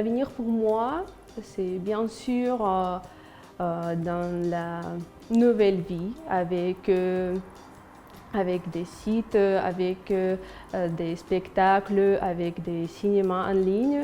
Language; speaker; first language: French; non-native, fluent; Russian